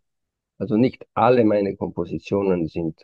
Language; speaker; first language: German; non-native, fluent; Romanian